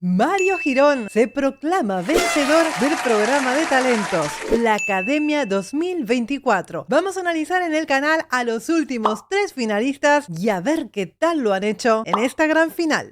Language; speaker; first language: Spanish; native; Spanish